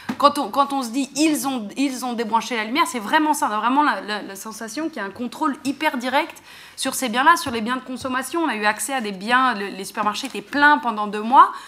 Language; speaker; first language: French; native; French